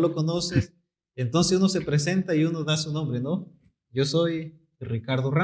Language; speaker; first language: Spanish; native; Spanish